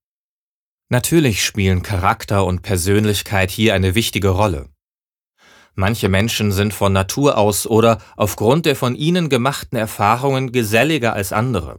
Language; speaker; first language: German; native; German